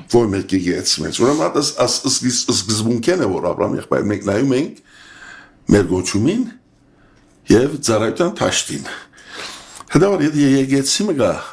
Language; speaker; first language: Armenian; early bilingual, heritage; Armenian